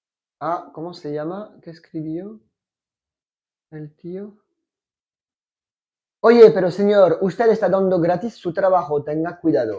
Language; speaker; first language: Spanish; non-native, fluent; French